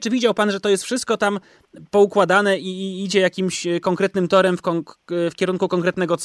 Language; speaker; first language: Polish; native; Polish